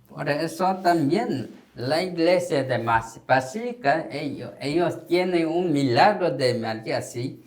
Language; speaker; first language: Spanish; non-native, learner; Korean